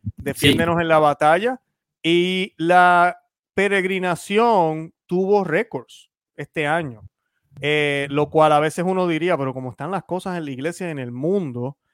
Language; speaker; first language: Spanish; native; Spanish